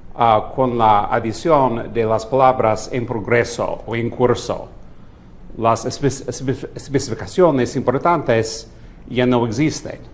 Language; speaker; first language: Spanish; non-native, fluent; English